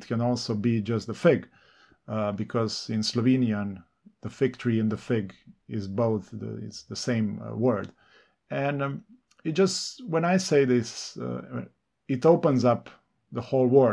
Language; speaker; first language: English; non-native, fluent; Serbian